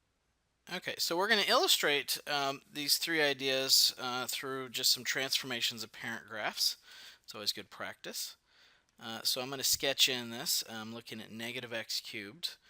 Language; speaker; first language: English; native; English